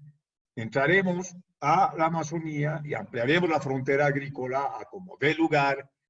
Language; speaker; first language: Spanish; native; Spanish